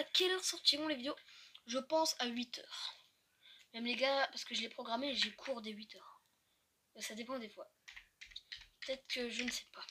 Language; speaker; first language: French; native; French